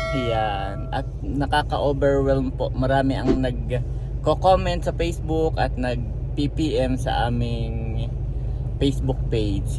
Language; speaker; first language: Filipino; native; Filipino